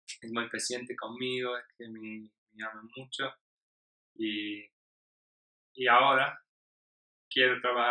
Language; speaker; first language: Spanish; non-native, learner; English